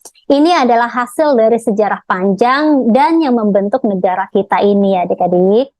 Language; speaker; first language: Indonesian; native; Indonesian